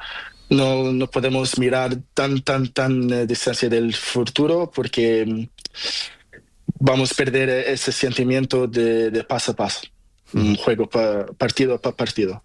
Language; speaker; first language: Spanish; non-native, learner; Portuguese